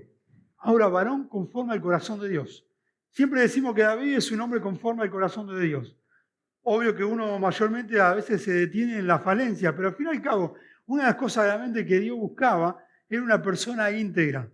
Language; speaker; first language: Spanish; native; Spanish